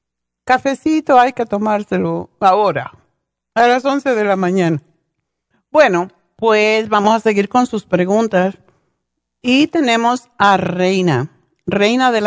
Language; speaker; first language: Spanish; native; Spanish